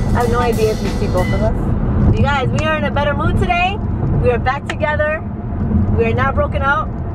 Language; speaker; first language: English; early bilingual, other home language; Spanish